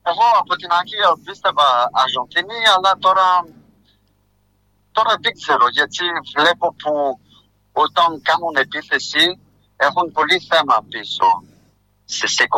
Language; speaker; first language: Greek; non-native, fluent; French